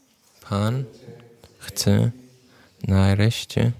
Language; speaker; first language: Polish; non-native, learner; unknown